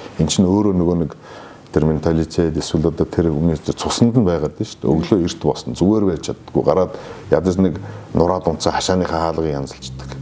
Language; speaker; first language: Mongolian; non-native, local second language; Kazakh